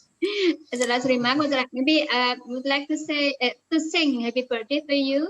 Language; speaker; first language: English; non-native, fluent; Indonesian